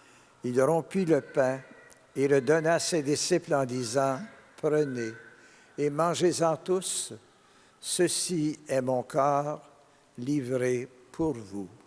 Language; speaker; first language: French; native; French